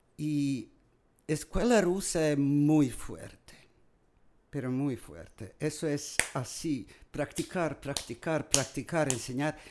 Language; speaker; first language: Spanish; non-native, fluent; Serbian